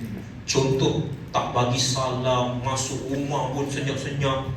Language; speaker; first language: Malay; native; Malay